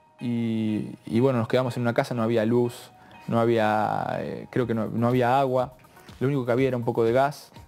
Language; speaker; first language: Spanish; native; Spanish